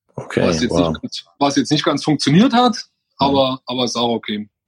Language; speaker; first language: German; native; German